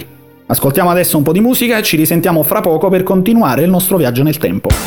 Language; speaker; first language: Italian; native; Italian